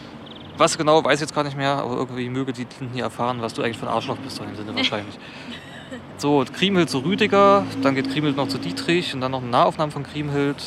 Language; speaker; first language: German; native; German